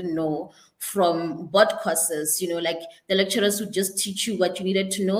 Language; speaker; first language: English; non-native, local second language; Northern Sotho